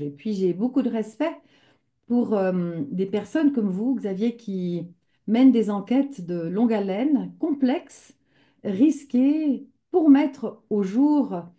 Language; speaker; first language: French; native; French